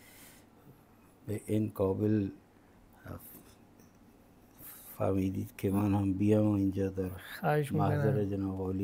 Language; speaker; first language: Persian; non-native, fluent; Punjabi